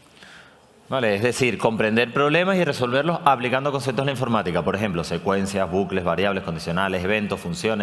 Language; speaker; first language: Spanish; native; Spanish